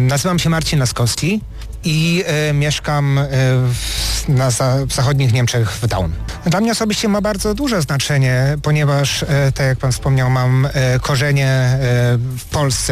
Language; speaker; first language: Polish; early bilingual, heritage; Polish